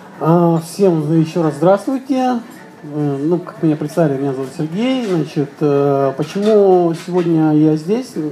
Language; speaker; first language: Russian; native; Russian